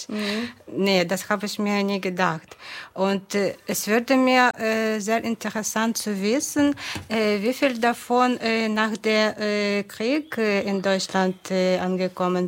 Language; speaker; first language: German; non-native, fluent; Ukrainian